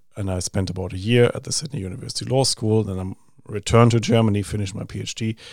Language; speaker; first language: English; non-native, fluent; German